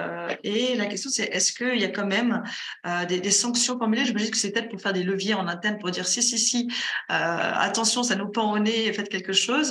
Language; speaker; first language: French; native; French